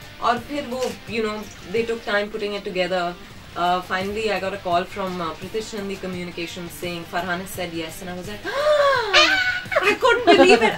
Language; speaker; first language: English; non-native, local second language; Tamil